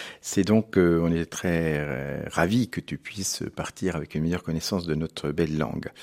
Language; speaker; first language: French; native; French